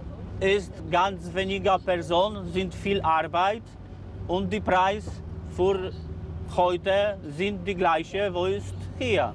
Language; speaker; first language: German; non-native, learner; Polish